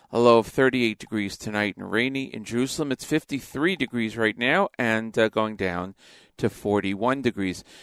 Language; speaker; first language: English; native; English